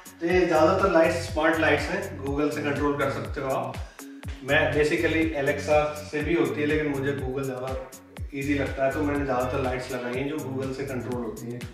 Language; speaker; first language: Hindi; native; Hindi